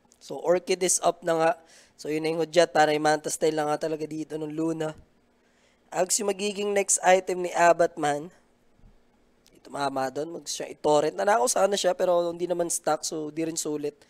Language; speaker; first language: Filipino; native; Filipino